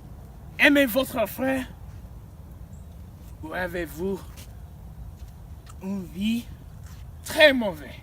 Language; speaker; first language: French; non-native, learner; English